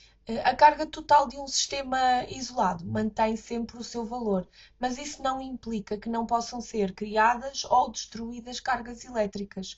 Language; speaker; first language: Portuguese; native; Portuguese